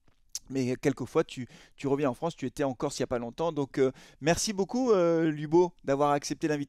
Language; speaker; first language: French; native; French